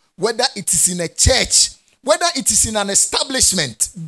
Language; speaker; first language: English; non-native, local second language; Akan